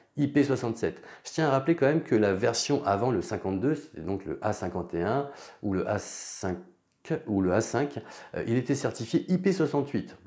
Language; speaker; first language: French; native; French